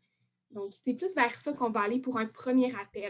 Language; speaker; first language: French; native; French